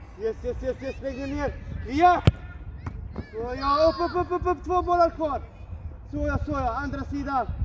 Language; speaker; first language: Swedish; non-native, fluent; Serbian